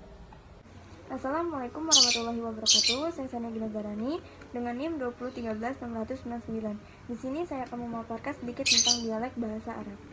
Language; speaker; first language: Indonesian; native; Indonesian